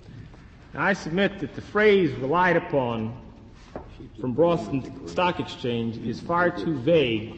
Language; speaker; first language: English; native; English